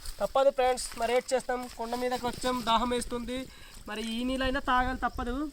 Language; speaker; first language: Telugu; non-native, local second language; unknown